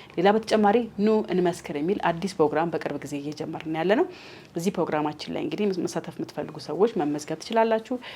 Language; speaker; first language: Amharic; native; Amharic